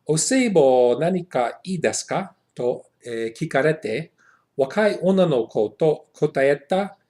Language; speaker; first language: Japanese; non-native, learner; English